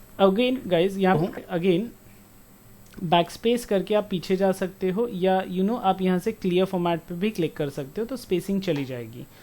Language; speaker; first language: Hindi; non-native, local second language; Marwari